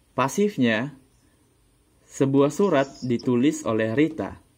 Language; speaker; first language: Indonesian; native; Indonesian